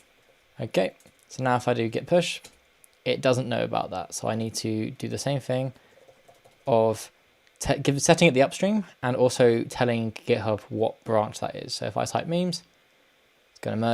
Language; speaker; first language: English; native; English